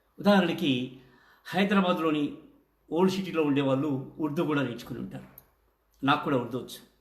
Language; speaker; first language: Telugu; native; Telugu